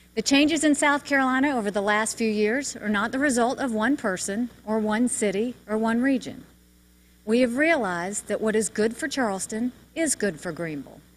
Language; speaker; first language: English; native; English